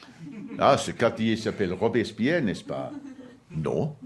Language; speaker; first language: French; non-native, learner; English